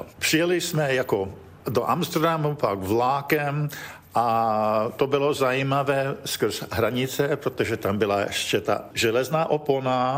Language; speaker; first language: Czech; early bilingual, heritage; Czech